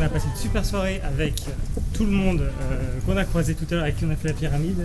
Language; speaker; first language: French; native; French